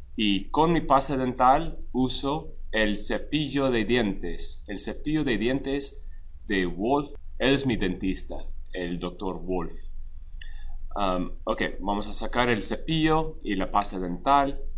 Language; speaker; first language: Spanish; non-native, fluent; English